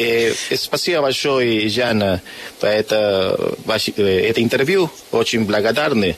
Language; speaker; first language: Russian; non-native, learner; Spanish